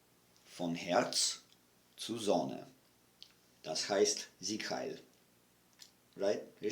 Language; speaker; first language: German; non-native, fluent; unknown